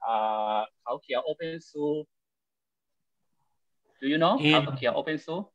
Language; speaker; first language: English; non-native, learner; Thai